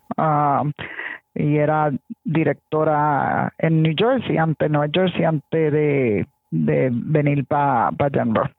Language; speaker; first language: Spanish; early bilingual, heritage; Spanish